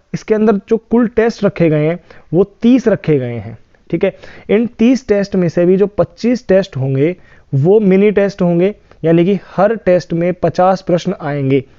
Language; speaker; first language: Hindi; native; Hindi